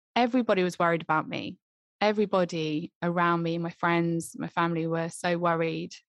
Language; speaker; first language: English; native; English